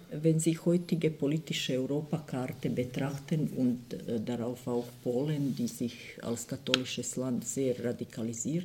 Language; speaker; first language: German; non-native, fluent; Croatian